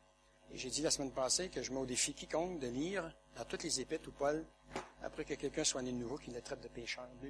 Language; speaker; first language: French; native; French